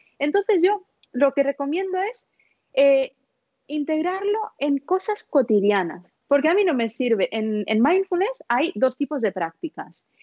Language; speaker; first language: Spanish; early bilingual, other home language; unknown